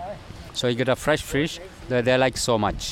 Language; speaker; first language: English; non-native, local second language; Malayalam